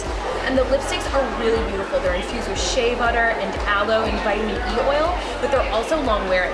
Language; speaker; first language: English; native; English